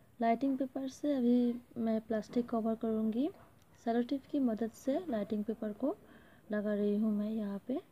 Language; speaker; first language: Hindi; non-native, local second language; Bangla